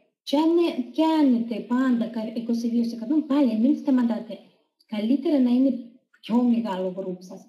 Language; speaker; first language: Greek; non-native, learner; Russian